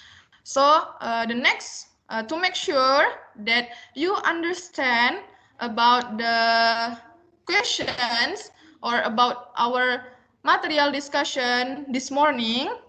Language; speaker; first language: English; non-native, learner; Indonesian